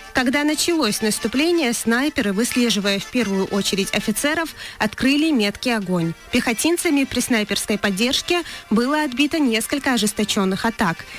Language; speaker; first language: Russian; non-native, local second language; Chechen